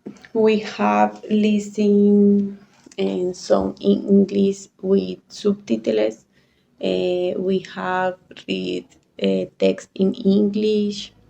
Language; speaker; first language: English; non-native, learner; Spanish